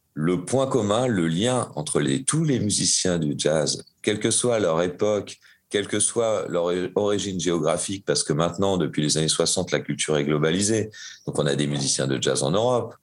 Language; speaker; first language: French; native; French